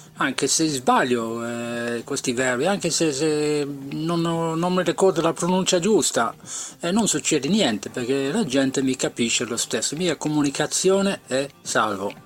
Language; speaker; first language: Italian; non-native, fluent; English